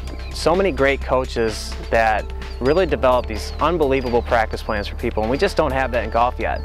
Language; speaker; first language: English; native; English